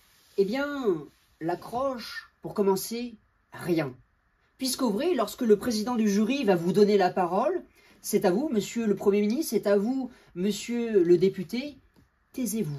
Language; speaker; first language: French; native; French